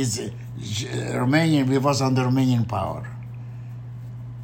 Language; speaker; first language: English; non-native, learner; Romanian